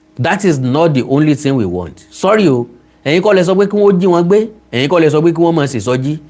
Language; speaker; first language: English; non-native, local second language; Yoruba